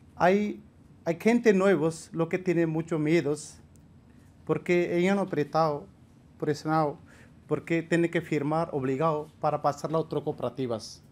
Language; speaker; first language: Spanish; non-native, learner; Punjabi